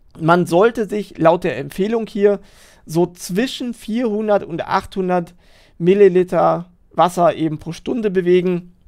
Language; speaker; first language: German; native; German